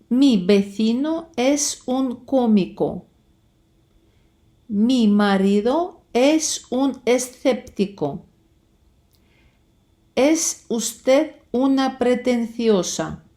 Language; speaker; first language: Spanish; non-native, fluent; Ukrainian